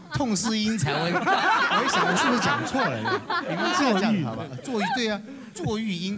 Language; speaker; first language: Chinese; native; Chinese